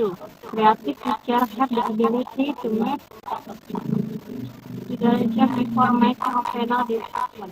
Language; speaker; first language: English; non-native, learner; Indonesian